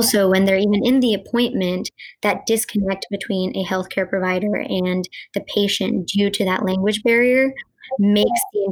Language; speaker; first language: English; early bilingual, other home language; Gujarati